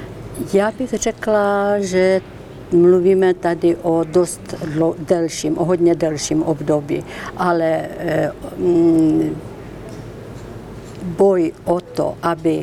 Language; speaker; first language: Czech; non-native, fluent; Ukrainian